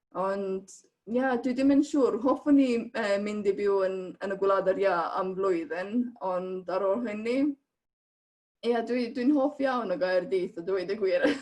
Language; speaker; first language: Welsh; non-native, fluent; Estonian